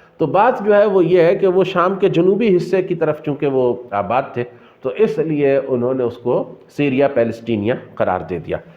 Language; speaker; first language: Urdu; native; Urdu